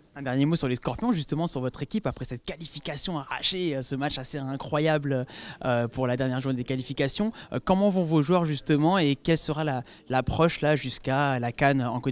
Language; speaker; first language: French; native; French